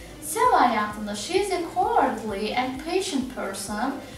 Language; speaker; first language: English; non-native, fluent; Azerbaijani